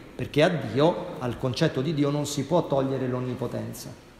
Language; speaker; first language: Italian; native; Italian